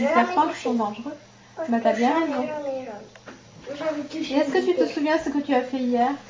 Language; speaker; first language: French; native; French